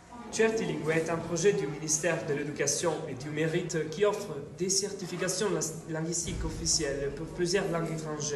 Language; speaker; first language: French; non-native, learner; Italian